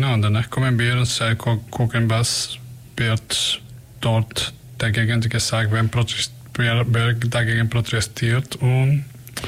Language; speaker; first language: German; non-native, fluent; Spanish